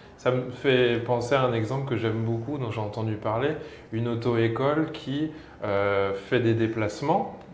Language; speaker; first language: French; native; French